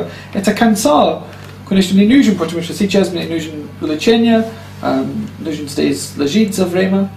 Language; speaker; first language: Russian; non-native, learner; English